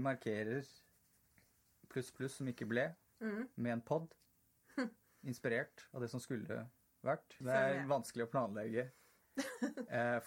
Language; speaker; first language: Norwegian; native; Norwegian